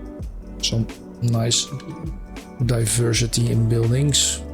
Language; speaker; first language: English; non-native, fluent; Dutch